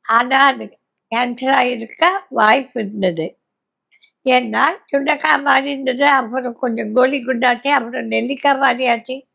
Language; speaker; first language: Tamil; native; Tamil